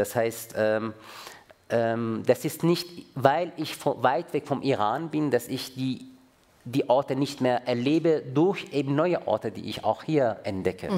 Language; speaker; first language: German; non-native, fluent; Persian